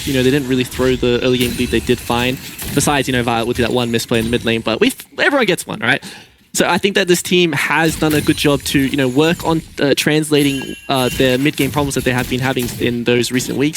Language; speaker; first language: English; native; English